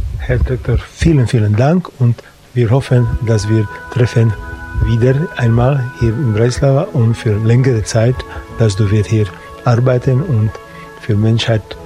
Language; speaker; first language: German; non-native, fluent; Slovak